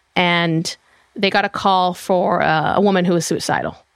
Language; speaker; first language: English; non-native, fluent; Hebrew